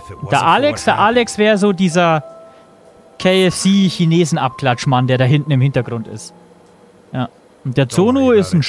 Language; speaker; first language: German; native; German